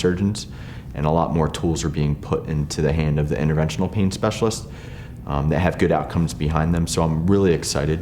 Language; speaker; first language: English; native; English